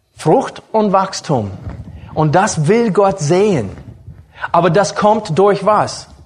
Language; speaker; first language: German; non-native, fluent; English